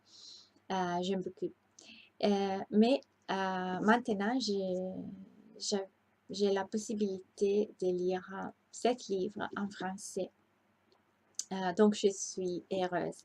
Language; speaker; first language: French; non-native, learner; Italian